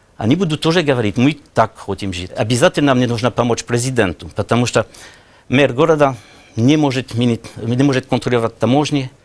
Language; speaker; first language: Russian; non-native, learner; French